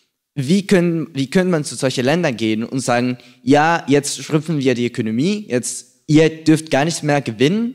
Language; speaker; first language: German; non-native, fluent; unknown